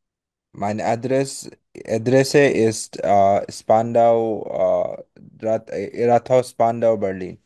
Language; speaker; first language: German; non-native, learner; Bangla